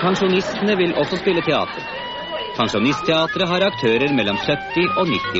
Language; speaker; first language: Norwegian; native; Norwegian